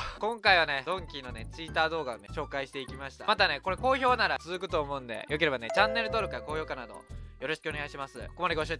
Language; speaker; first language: Japanese; native; Japanese